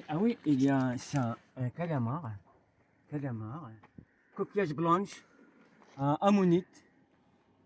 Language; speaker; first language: French; non-native, learner; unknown